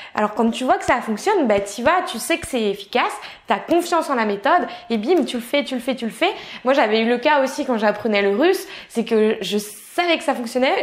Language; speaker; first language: French; native; French